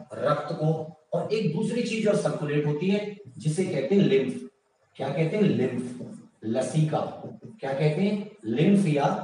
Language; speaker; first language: Hindi; native; Hindi